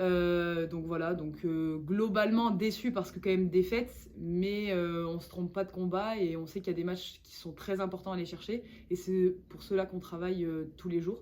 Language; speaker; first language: French; native; French